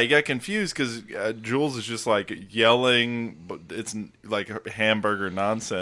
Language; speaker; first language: English; native; English